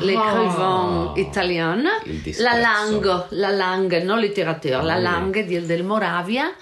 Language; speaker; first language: French; non-native, learner; Galician